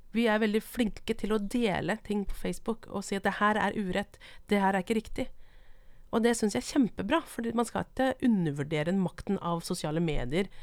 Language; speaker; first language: Norwegian; non-native, local second language; Vietnamese